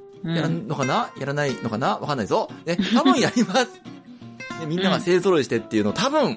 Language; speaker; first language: Japanese; native; Japanese